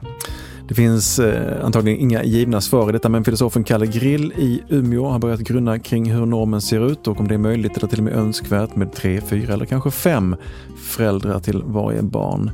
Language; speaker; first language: Swedish; native; Swedish